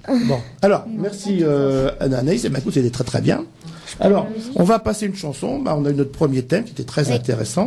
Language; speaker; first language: French; native; French